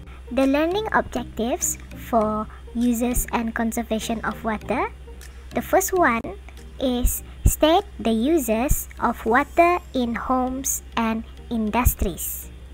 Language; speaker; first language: English; non-native, local second language; Malay